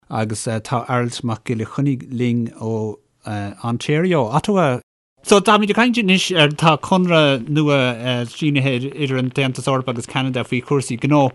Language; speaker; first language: Irish; non-native, local second language; English